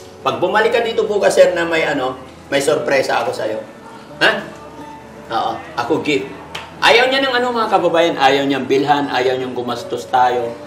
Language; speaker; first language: Filipino; native; Filipino